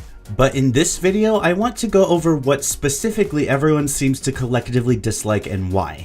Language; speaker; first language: English; native; English